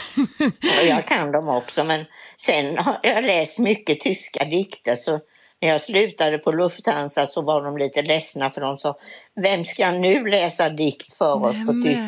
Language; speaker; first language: Swedish; native; Swedish